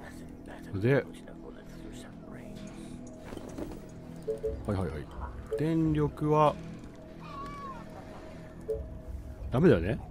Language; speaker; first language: Japanese; native; Japanese